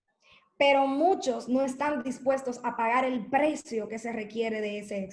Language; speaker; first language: Spanish; native; Spanish